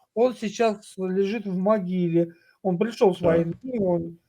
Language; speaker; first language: Russian; native; Russian